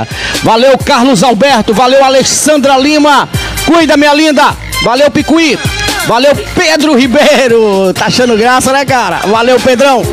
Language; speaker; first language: Portuguese; native; Portuguese